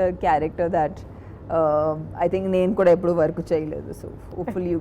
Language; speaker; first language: Telugu; non-native, fluent; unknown